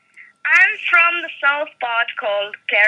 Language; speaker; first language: English; non-native, local second language; Malayalam